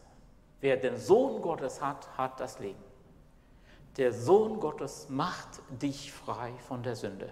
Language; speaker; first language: German; non-native, fluent; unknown